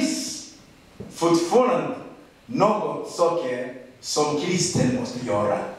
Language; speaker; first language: Swedish; non-native, learner; Rundi